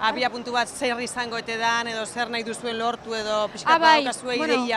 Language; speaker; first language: Basque; native; Basque